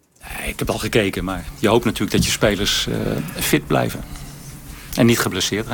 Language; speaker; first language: Dutch; native; Dutch